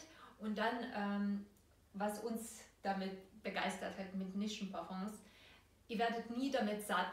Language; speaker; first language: German; non-native, fluent; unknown